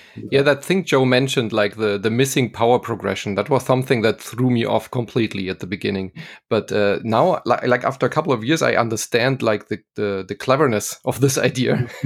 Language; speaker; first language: English; non-native, fluent; German